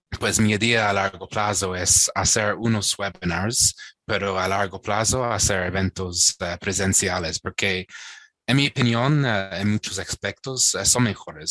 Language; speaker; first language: Spanish; non-native, fluent; English